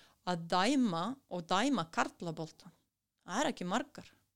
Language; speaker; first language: Icelandic; non-native, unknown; Serbian